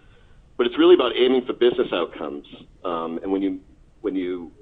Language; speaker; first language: English; native; English